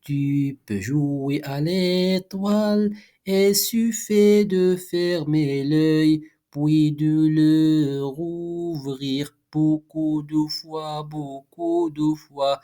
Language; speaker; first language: French; non-native, local second language; Arabic